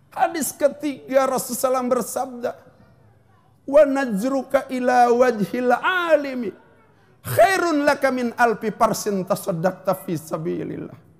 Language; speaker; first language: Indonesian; non-native, local second language; Sundanese